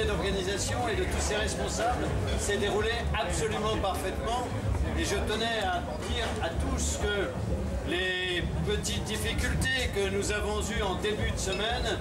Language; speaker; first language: French; native; French